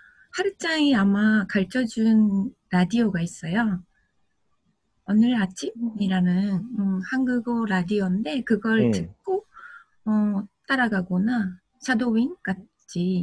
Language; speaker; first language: Korean; non-native, fluent; Japanese